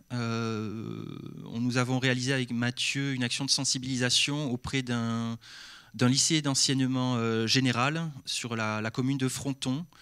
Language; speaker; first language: French; native; French